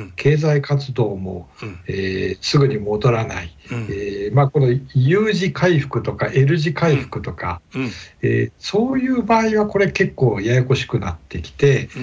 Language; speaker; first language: Japanese; native; Japanese